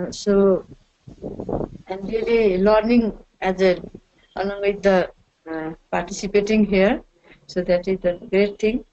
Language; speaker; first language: English; non-native, learner; Nepali